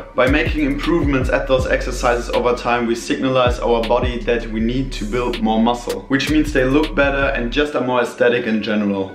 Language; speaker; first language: English; non-native, fluent; German